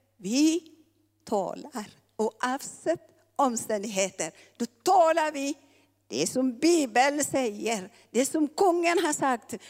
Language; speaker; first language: Swedish; non-native, fluent; Tigrinya